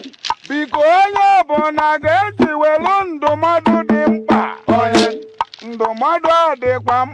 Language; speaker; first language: Igbo; native; Igbo